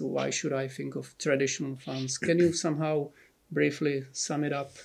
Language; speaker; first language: English; non-native, fluent; Czech